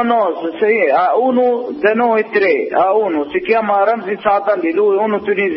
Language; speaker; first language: Italian; non-native, learner; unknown